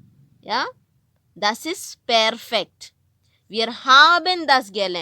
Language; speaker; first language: German; non-native, fluent; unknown